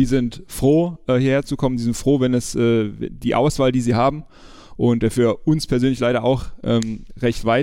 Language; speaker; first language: German; native; German